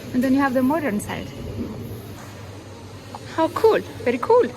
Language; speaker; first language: English; non-native, local second language; Amharic